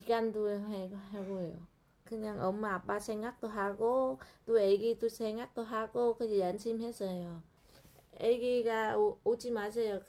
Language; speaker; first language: Korean; non-native, learner; Vietnamese